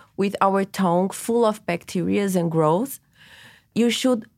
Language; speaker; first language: English; non-native, fluent; Portuguese